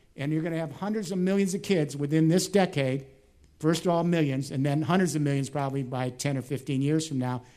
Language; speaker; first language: English; native; English